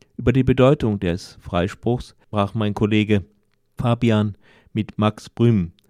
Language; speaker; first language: German; native; German